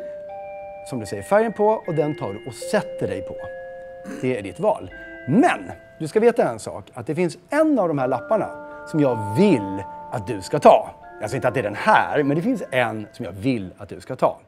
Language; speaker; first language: Swedish; native; Swedish